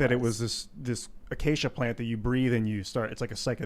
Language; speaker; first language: English; native; English